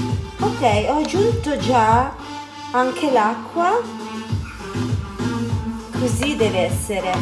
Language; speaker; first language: Italian; early bilingual, other home language; Filipino